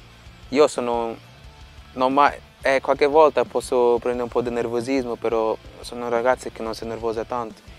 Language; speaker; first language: Italian; non-native, fluent; Portuguese